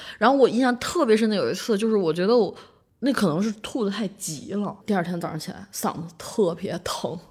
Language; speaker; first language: Chinese; native; Chinese